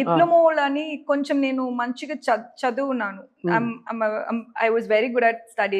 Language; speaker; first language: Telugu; non-native, local second language; Tamil